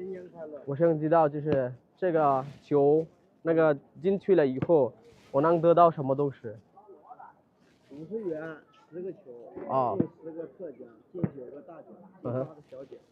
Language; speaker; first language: Chinese; non-native, learner; Bangla